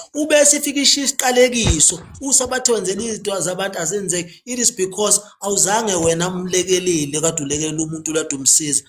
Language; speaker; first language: Zulu; native; Zulu